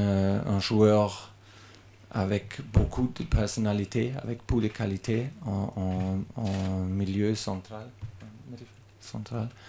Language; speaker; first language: French; non-native, learner; German